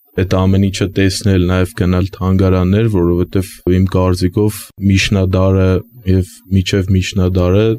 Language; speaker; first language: Armenian; native; Armenian